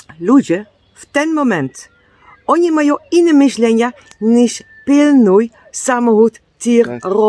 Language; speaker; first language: Polish; non-native, learner; Dutch